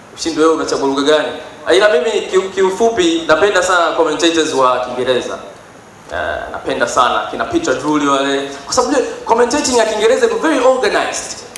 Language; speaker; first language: Swahili; native; Swahili